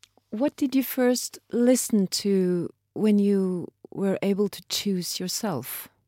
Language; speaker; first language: English; non-native, fluent; Norwegian